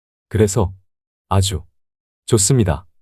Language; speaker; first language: Korean; native; Korean